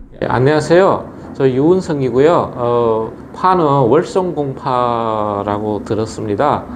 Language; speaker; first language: Korean; early bilingual, other home language; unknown